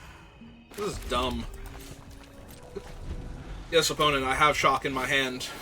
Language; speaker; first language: English; native; English